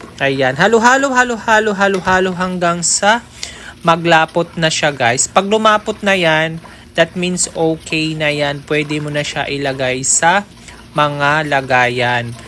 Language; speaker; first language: Filipino; non-native, local second language; Waray